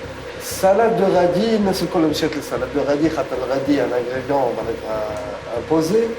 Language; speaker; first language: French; non-native, local second language; Arabic